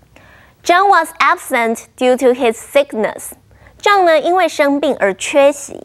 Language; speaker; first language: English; non-native, fluent; Chinese